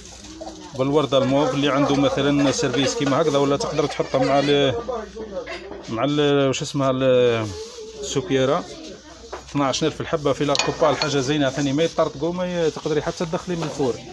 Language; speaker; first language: Arabic; native; Arabic